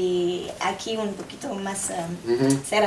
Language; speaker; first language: Spanish; non-native, learner; French